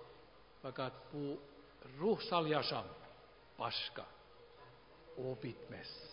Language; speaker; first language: Turkish; non-native, fluent; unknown